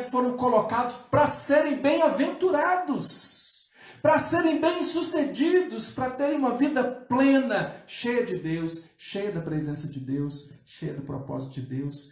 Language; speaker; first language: Portuguese; native; Portuguese